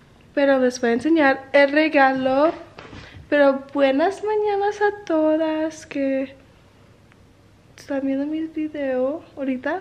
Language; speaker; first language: Spanish; early bilingual, other home language; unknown